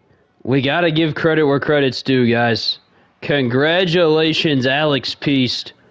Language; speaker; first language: English; native; English